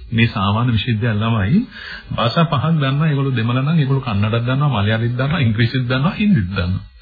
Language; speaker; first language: Sinhala; native; Sinhala